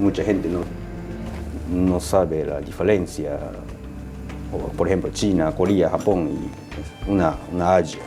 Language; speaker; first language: Spanish; non-native, learner; Japanese